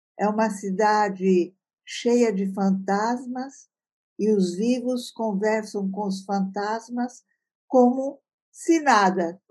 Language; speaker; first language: Portuguese; early bilingual, other home language; Italian